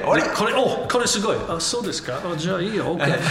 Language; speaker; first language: Japanese; non-native, learner; English